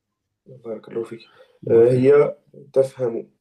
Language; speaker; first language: Arabic; non-native, learner; French